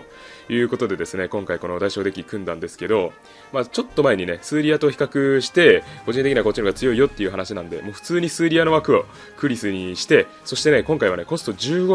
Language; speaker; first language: Japanese; native; Japanese